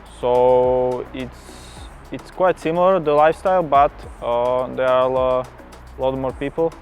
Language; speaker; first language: English; non-native, fluent; Slovak